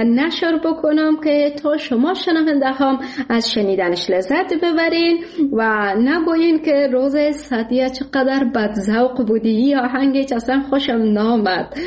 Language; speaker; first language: Persian; native; Persian